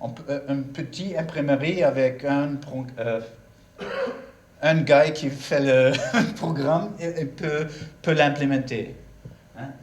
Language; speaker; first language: French; non-native, learner; German